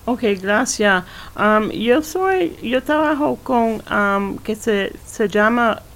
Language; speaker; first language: Spanish; non-native, learner; English